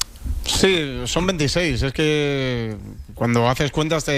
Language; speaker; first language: Spanish; native; Spanish